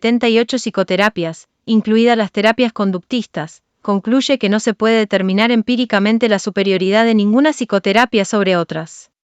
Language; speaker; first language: Spanish; native; Spanish